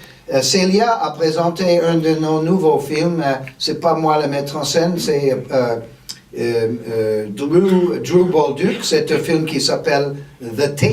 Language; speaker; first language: French; non-native, fluent; English